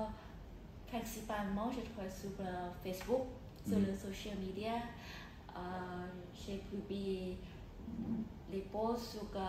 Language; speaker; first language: French; non-native, fluent; Thai